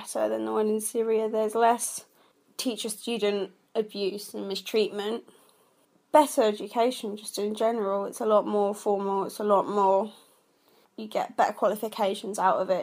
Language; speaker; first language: English; non-native, fluent; Arabic